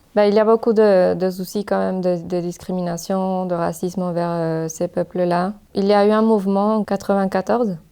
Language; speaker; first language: French; non-native, fluent; Spanish